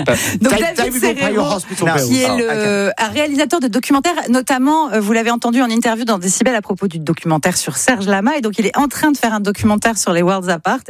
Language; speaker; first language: French; native; French